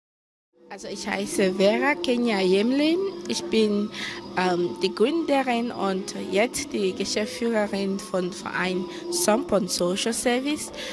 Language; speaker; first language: German; non-native, fluent; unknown